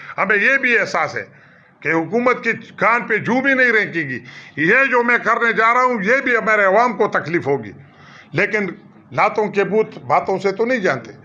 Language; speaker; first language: Urdu; non-native, local second language; Pashto